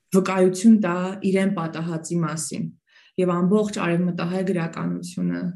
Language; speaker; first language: Armenian; native; Armenian